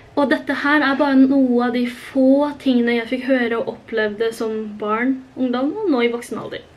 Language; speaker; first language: Norwegian; early bilingual, other home language; Korean